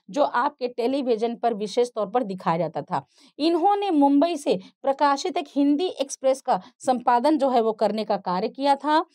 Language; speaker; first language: Hindi; native; Hindi